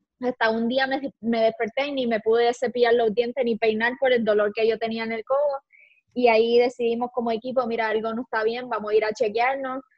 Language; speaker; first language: Spanish; native; Spanish